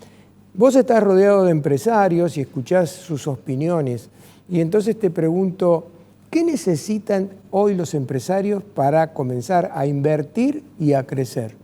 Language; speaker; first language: Spanish; native; Spanish